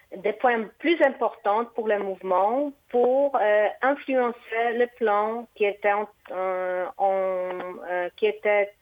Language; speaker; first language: French; non-native, fluent; Portuguese